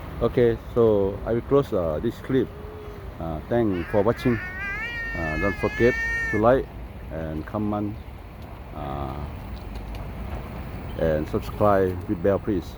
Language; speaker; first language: English; non-native, learner; Lao